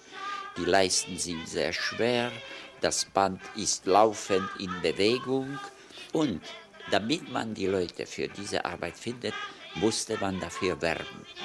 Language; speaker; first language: German; non-native, fluent; Czech